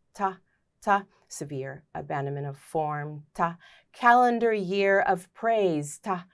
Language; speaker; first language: English; native; English